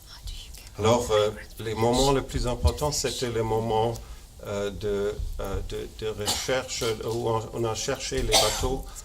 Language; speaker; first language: French; non-native, fluent; German